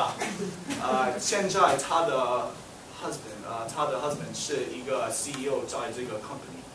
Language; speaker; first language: Chinese; non-native, learner; English